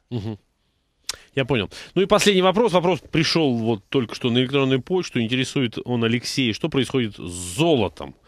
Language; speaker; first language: Russian; native; Russian